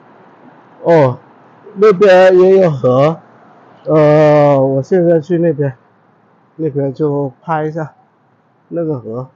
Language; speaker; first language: Chinese; non-native, fluent; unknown